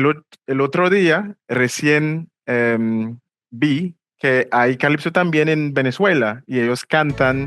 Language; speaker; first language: Spanish; non-native, fluent; English